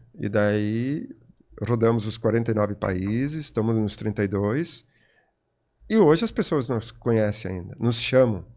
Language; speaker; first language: Portuguese; non-native, local second language; German